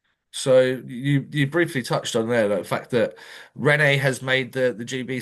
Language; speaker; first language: English; native; English